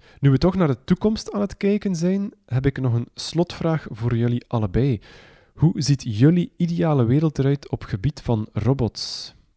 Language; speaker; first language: Dutch; native; Dutch